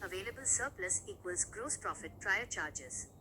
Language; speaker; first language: English; non-native, local second language; Marathi